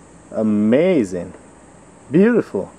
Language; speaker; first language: English; non-native, fluent; Vietnamese